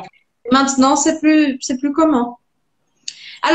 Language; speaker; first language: French; non-native, fluent; Portuguese